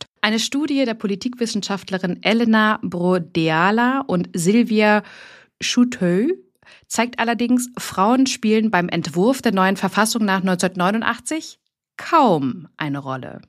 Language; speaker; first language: German; native; German